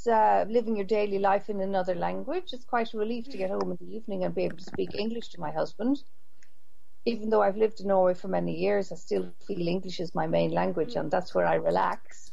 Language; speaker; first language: English; native; English